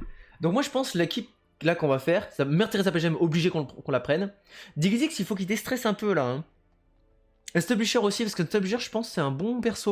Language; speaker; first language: French; native; French